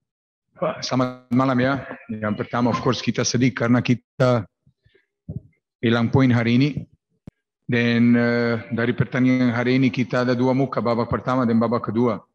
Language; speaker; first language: Indonesian; non-native, learner; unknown